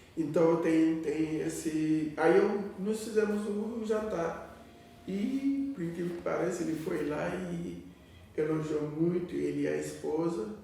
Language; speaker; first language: Portuguese; non-native, fluent; Wolof